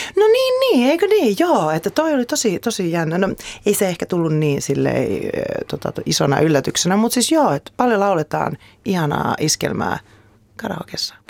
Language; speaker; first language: Finnish; early bilingual, heritage; Finnish